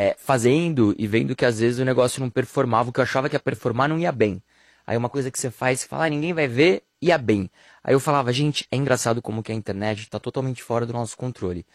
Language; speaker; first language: Portuguese; native; Portuguese